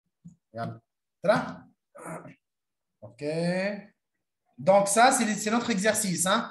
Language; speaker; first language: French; non-native, local second language; Arabic